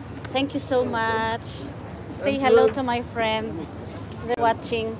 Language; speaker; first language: English; non-native, local second language; Filipino